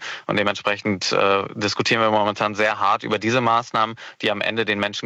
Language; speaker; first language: German; native; German